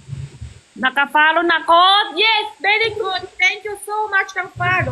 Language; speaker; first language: Filipino; non-native, learner; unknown